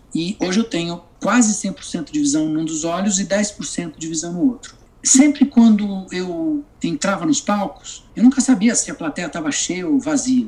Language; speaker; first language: Portuguese; native; Portuguese